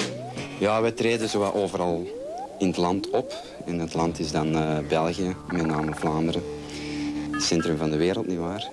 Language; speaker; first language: Dutch; native; Dutch